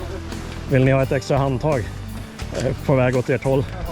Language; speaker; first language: Swedish; native; Swedish